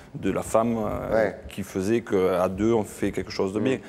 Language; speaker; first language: French; native; French